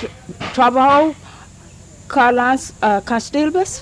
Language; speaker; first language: Spanish; non-native, learner; English